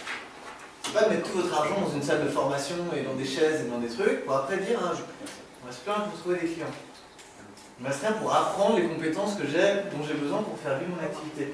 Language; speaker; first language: French; native; French